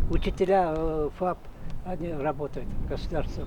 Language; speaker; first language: Russian; non-native, local second language; Kyrgyz